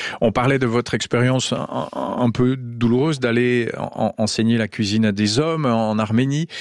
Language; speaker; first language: French; native; French